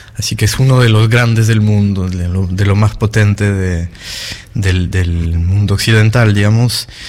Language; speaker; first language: Spanish; non-native, fluent; French